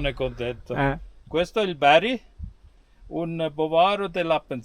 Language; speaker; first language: Italian; non-native, fluent; German